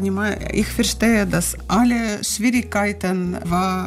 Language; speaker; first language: German; non-native, learner; Russian